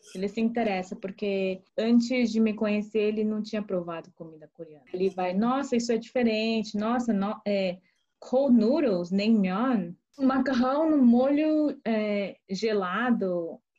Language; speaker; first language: Portuguese; early bilingual, other home language; Korean